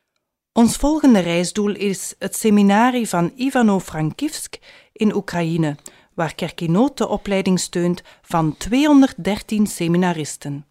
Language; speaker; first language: Dutch; native; Dutch